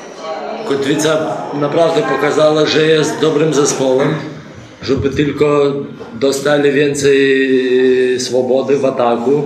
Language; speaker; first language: Polish; non-native, fluent; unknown